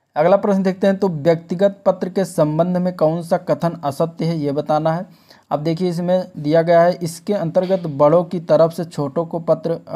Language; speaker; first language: Hindi; native; Hindi